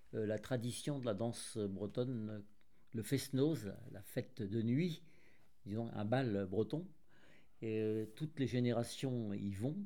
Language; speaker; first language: French; native; French